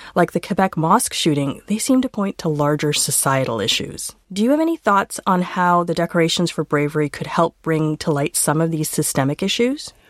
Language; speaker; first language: English; native; English